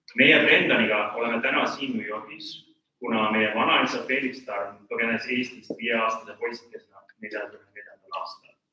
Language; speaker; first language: Estonian; native; Estonian